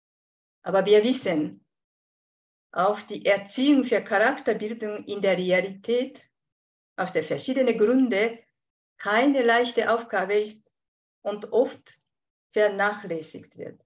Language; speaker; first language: German; non-native, fluent; Japanese